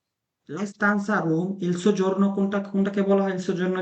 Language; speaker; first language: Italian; non-native, fluent; Bangla